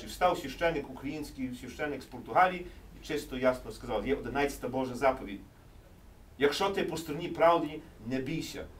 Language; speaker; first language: Ukrainian; early bilingual, heritage; English